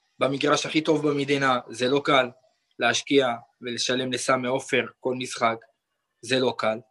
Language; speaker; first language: Hebrew; non-native, local second language; Arabic